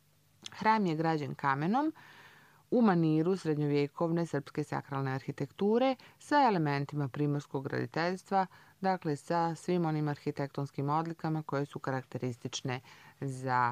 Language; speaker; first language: Croatian; native; Croatian